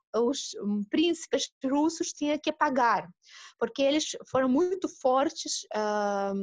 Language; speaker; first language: Portuguese; non-native, fluent; Russian